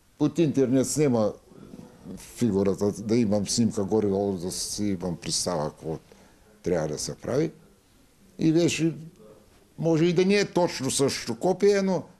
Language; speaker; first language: Bulgarian; native; Bulgarian